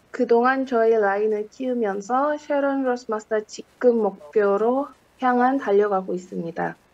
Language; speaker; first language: Korean; non-native, fluent; Indonesian